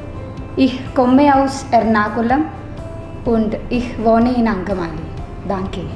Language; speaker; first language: German; non-native, learner; Malayalam